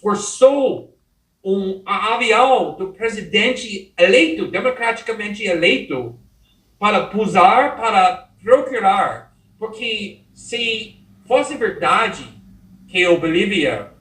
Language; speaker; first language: Portuguese; non-native, fluent; English